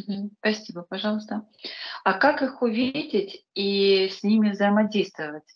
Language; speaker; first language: Russian; native; Russian